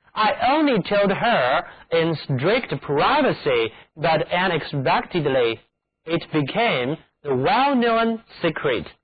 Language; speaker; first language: English; non-native, fluent; Chinese